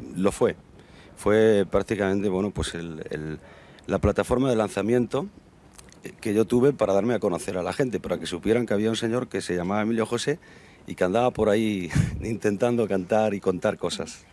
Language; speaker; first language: Spanish; native; Spanish